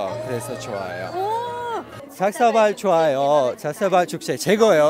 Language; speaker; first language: Korean; non-native, learner; Turkish